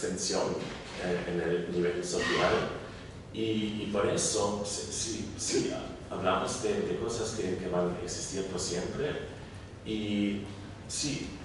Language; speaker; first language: Spanish; non-native, learner; German